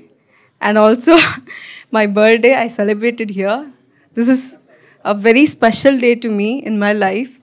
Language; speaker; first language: Telugu; non-native, learner; Tamil